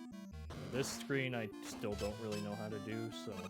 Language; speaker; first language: English; native; English